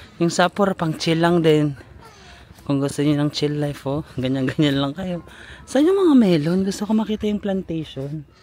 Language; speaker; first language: Filipino; native; Filipino